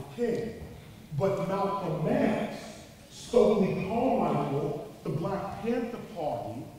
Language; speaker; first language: English; native; English